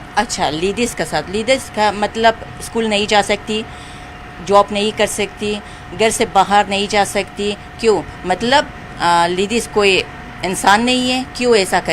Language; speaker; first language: Hindi; non-native, learner; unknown